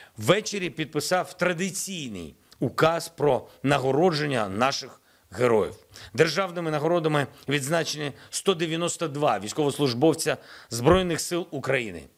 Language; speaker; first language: Ukrainian; non-native, local second language; Russian